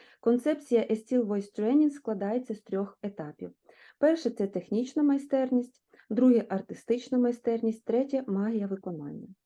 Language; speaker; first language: Ukrainian; native; Ukrainian